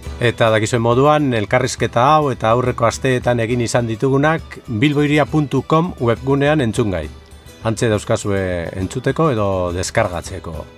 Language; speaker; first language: Basque; native; Basque